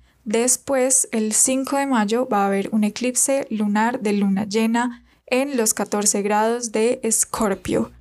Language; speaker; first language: Spanish; native; Spanish